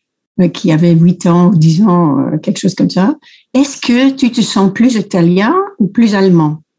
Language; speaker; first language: French; non-native, fluent; Dutch